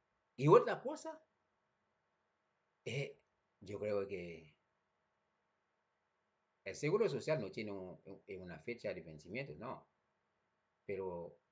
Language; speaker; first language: Spanish; non-native, fluent; Haitian Creole